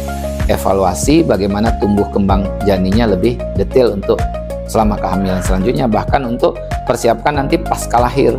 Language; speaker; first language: Indonesian; native; Indonesian